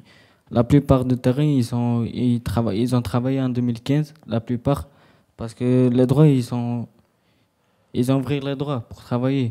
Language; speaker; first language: French; early bilingual, other home language; Romany